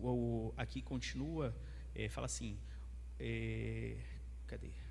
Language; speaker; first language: Portuguese; native; Portuguese